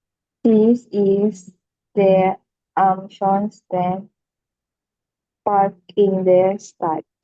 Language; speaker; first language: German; non-native, learner; Filipino